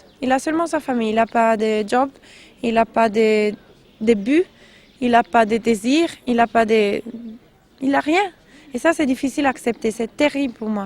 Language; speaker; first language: French; non-native, local second language; Italian